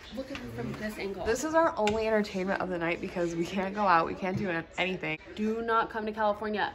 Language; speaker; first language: English; native; English